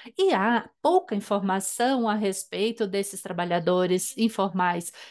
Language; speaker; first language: Portuguese; non-native, fluent; German